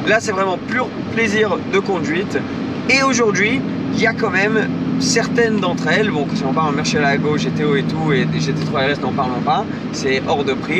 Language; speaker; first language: French; native; French